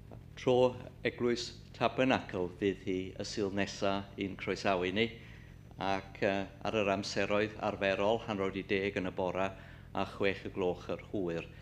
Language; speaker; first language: Welsh; native; Welsh